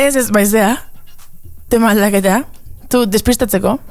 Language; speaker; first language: Basque; native; Basque